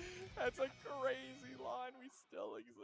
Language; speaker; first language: English; native; English